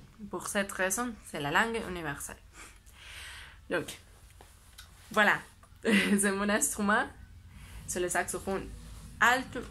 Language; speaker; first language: French; non-native, learner; Spanish